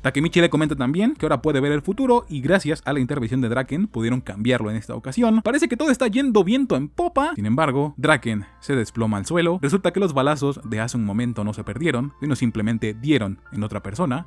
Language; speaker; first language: Spanish; native; Spanish